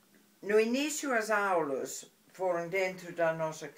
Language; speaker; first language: Portuguese; non-native, fluent; English